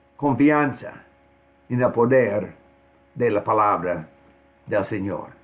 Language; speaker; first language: Spanish; non-native, fluent; English